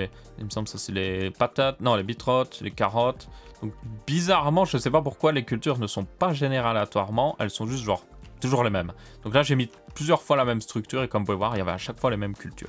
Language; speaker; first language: French; native; French